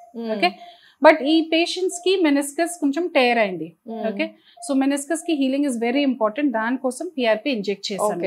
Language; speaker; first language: Telugu; non-native, fluent; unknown